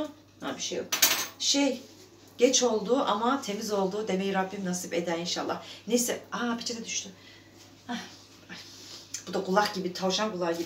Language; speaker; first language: Turkish; native; Turkish